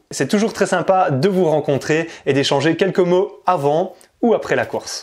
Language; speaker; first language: French; native; French